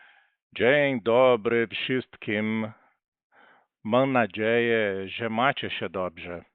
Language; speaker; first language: Polish; non-native, learner; Portuguese